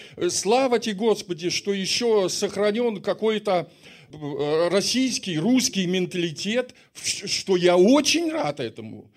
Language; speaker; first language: Russian; native; Russian